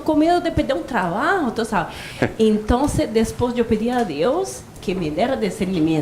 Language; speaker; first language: Spanish; early bilingual, heritage; Spanish